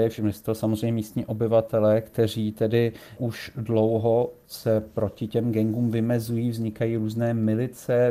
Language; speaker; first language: Czech; native; Czech